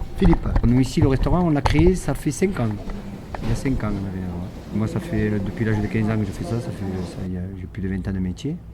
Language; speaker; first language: French; early bilingual, other home language; Portuguese